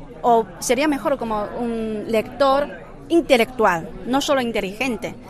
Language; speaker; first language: Spanish; non-native, fluent; Chinese